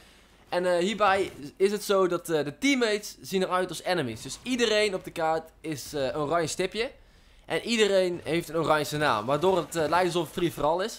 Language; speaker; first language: Dutch; native; Dutch